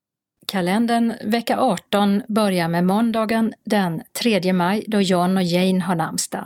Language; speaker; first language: Swedish; native; Swedish